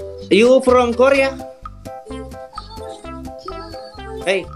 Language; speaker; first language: English; non-native, learner; Indonesian